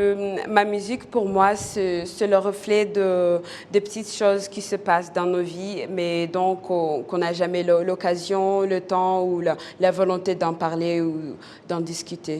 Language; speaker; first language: French; non-native, local second language; Kinyarwanda